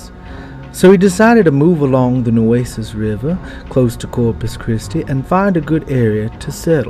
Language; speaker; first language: English; native; English